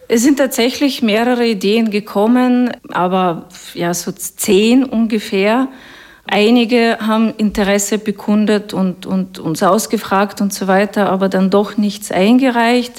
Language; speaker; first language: German; non-native, fluent; Russian